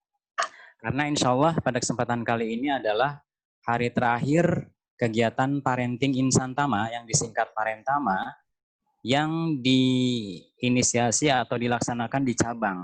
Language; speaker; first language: Indonesian; native; Indonesian